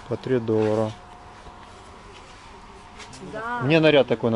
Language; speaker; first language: Russian; native; Russian